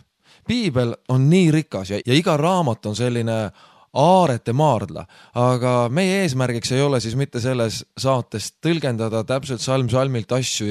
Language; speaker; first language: Estonian; native; Estonian